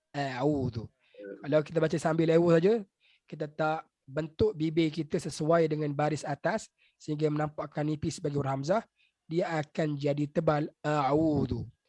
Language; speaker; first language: Malay; native; Malay